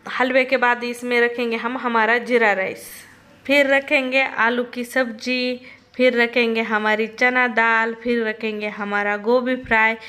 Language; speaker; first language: Hindi; non-native, local second language; Marathi